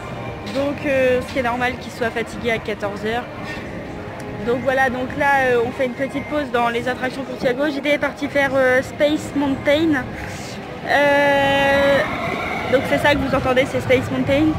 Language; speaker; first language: French; native; French